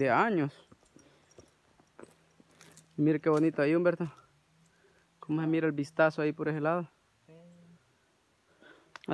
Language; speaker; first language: Spanish; native; Spanish